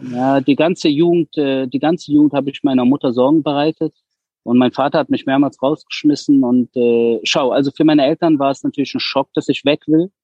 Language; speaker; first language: German; early bilingual, other home language; Persian